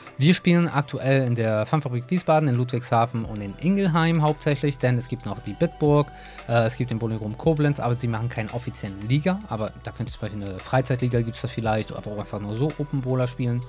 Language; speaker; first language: German; native; German